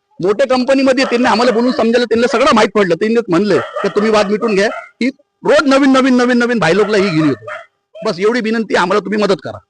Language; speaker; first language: Marathi; non-native, local second language; Urdu